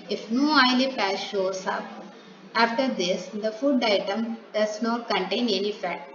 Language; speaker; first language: English; non-native, local second language; Tamil